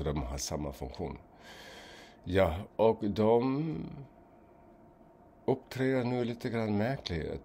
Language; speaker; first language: Swedish; non-native, fluent; German